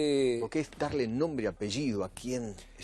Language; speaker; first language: Spanish; native; Spanish